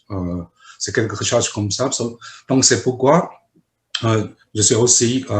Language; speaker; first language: French; non-native, fluent; Chinese